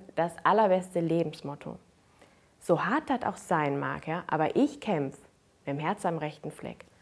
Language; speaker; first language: German; native; German